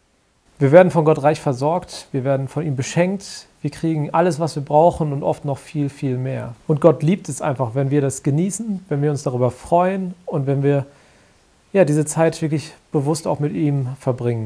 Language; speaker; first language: German; native; German